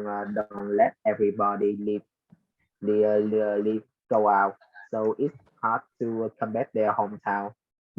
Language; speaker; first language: English; non-native, learner; Vietnamese